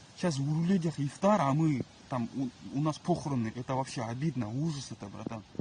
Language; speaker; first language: Russian; non-native, local second language; Kazakh